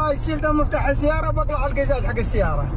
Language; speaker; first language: Arabic; native; Arabic